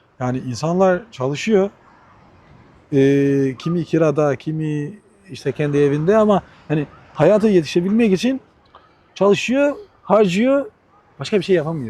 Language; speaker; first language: Turkish; non-native, fluent; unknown